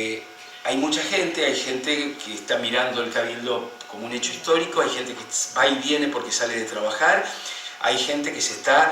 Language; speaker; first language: Spanish; native; Spanish